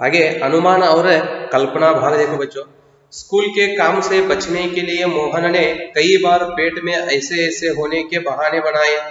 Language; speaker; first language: Hindi; non-native, local second language; Kannada